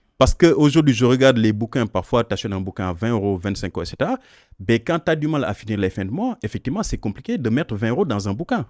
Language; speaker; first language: French; non-native, local second language; Wolof